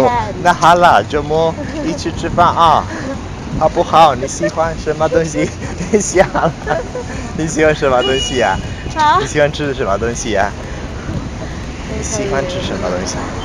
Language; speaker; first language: Chinese; non-native, learner; Italian